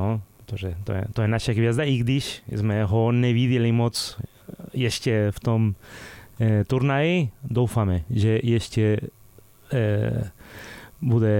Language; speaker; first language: Czech; non-native, fluent; Spanish